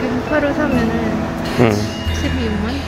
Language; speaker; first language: Korean; non-native, learner; Indonesian